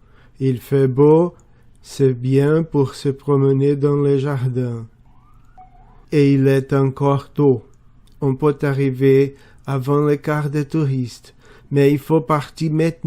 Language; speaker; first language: French; non-native, learner; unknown